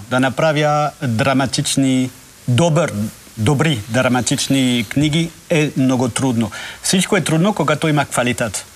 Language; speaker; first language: Bulgarian; non-native, learner; French